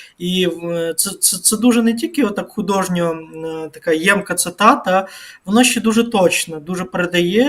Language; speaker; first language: Ukrainian; native; Ukrainian